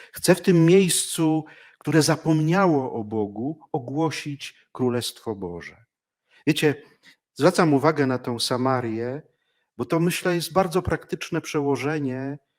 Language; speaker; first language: Polish; native; Polish